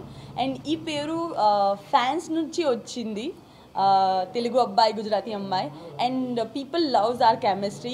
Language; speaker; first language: Telugu; non-native, learner; Gujarati